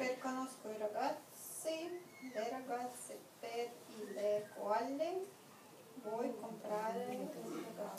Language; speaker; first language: Italian; non-native, learner; Russian